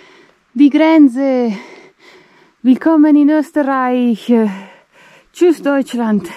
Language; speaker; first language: German; non-native, fluent; Italian